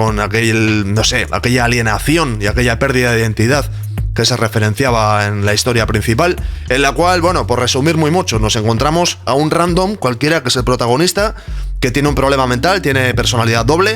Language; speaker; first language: Spanish; native; Spanish